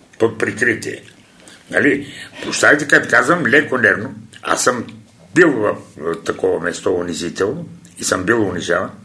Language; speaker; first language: Bulgarian; non-native, local second language; Turkish